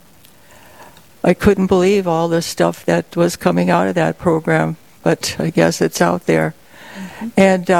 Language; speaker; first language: English; native; English